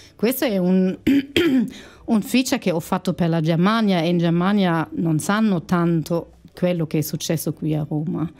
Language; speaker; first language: Italian; non-native, fluent; German